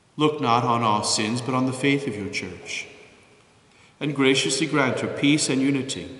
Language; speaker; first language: English; native; English